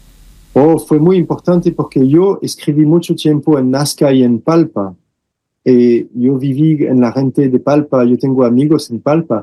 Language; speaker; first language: Spanish; non-native, fluent; French